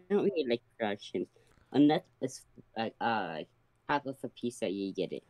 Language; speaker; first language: English; native; English